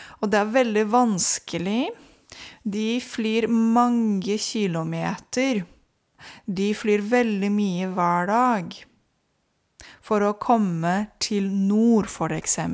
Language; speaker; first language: Norwegian; non-native, fluent; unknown